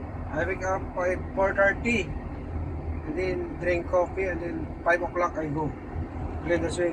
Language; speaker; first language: English; non-native, learner; Filipino